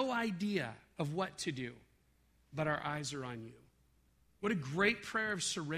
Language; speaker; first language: English; native; English